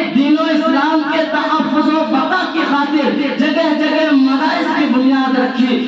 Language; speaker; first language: Urdu; non-native, local second language; Bangla